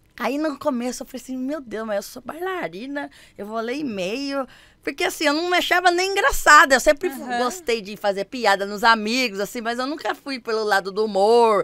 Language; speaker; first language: Portuguese; native; Portuguese